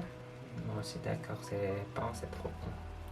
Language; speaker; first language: French; non-native, learner; Korean